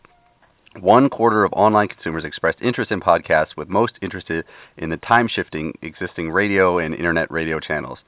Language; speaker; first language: English; native; English